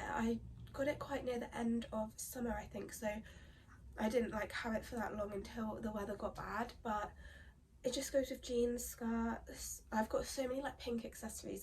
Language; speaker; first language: English; native; English